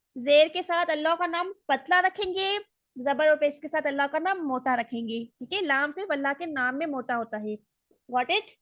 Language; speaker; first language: Urdu; native; Urdu